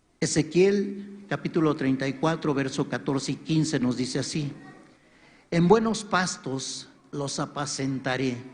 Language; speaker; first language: Spanish; native; Spanish